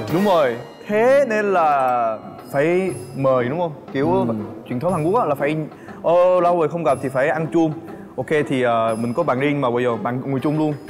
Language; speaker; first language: Vietnamese; non-native, fluent; Korean